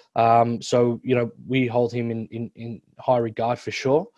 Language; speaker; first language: English; native; English